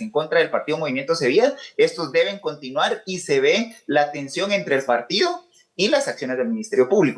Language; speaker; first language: Spanish; native; Spanish